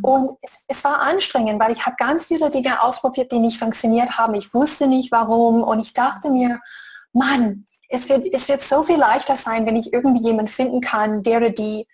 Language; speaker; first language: German; non-native, fluent; English